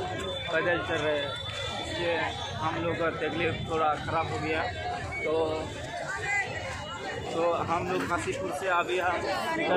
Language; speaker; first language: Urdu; non-native, local second language; Bangla